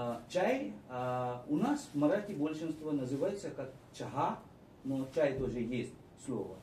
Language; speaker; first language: Russian; non-native, fluent; Marathi